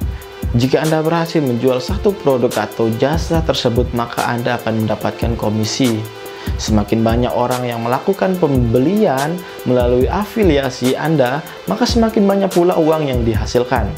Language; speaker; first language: Indonesian; native; Indonesian